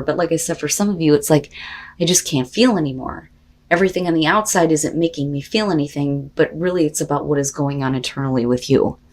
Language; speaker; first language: English; native; English